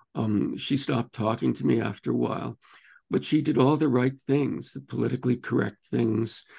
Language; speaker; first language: English; native; English